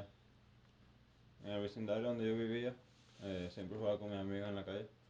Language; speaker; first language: Spanish; native; Spanish